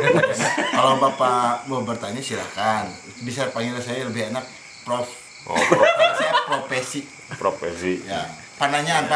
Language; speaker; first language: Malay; non-native, local second language; Sundanese